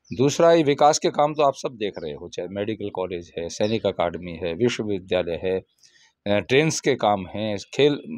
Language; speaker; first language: Hindi; native; Hindi